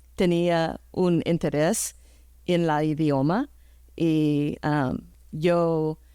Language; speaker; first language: Spanish; early bilingual, heritage; English